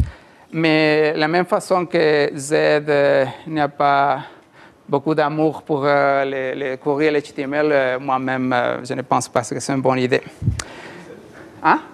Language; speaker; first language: French; non-native, learner; Spanish